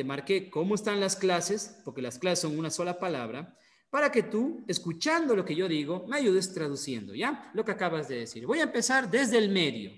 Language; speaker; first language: Spanish; native; Spanish